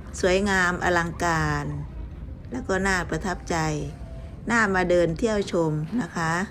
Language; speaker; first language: Thai; native; Thai